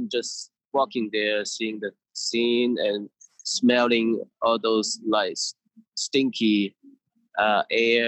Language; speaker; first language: English; non-native, fluent; Min Nan Chinese